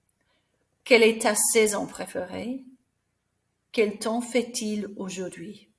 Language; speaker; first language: French; non-native, fluent; English